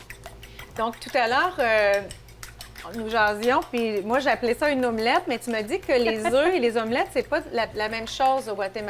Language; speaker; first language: French; native; French